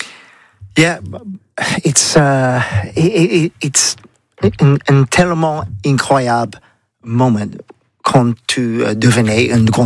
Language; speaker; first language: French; non-native, learner; English